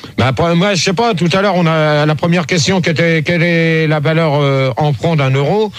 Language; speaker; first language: French; native; French